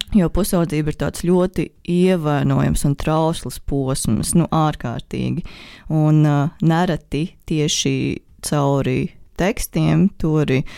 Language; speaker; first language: Latvian; native; Latvian